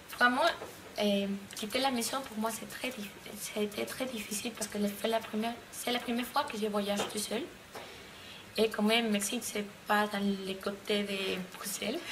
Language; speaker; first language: French; non-native, learner; Spanish